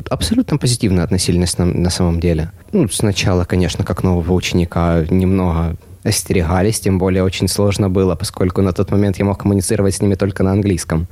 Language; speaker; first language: Russian; native; Russian